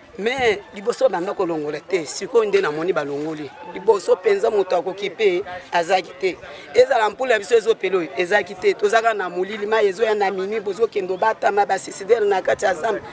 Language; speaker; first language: Lingala; non-native, local second language; Luba-Lulua